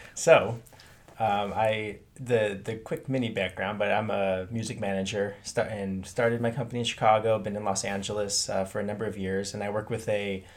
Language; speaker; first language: English; early bilingual, other home language; German